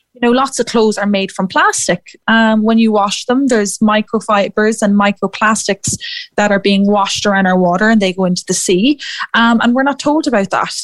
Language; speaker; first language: English; native; English